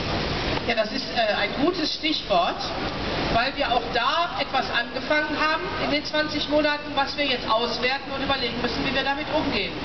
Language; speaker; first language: German; native; German